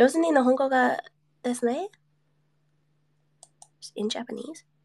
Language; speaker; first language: Japanese; non-native, learner; English